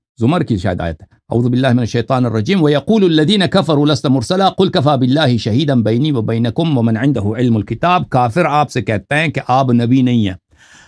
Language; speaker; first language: Urdu; non-native, fluent; Persian